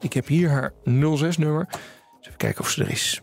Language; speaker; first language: Dutch; native; Dutch